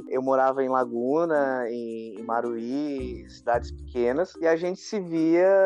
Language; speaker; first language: Portuguese; native; Portuguese